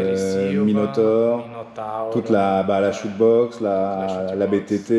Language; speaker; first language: French; native; French